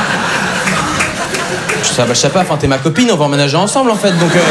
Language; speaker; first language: French; native; French